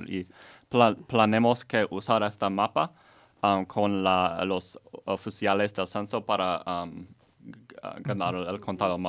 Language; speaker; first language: Spanish; non-native, learner; English